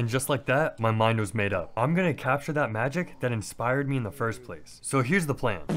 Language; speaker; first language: English; native; English